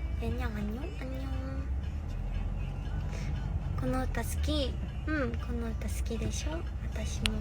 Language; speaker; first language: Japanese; non-native, learner; Korean